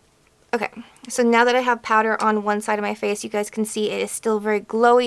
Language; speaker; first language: English; native; English